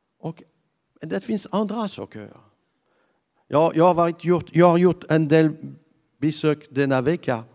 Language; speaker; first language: Swedish; non-native, fluent; French